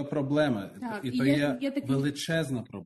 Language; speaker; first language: Ukrainian; non-native, local second language; Russian